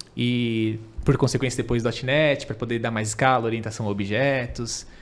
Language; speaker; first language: Portuguese; native; Portuguese